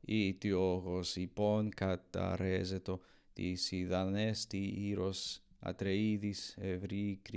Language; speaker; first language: Greek; non-native, learner; English